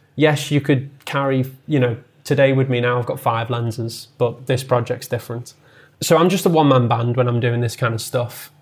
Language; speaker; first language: English; native; English